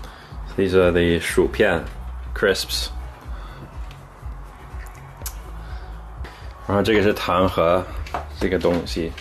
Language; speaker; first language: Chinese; non-native, fluent; English